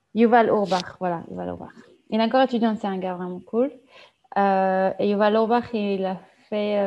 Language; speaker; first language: French; non-native, fluent; Hebrew